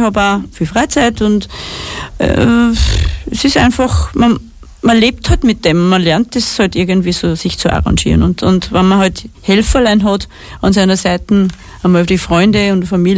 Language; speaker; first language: German; native; German